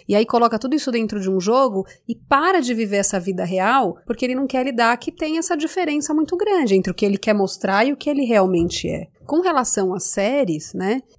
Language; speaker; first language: Portuguese; native; Portuguese